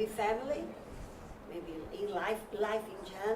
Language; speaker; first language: English; non-native, fluent; Portuguese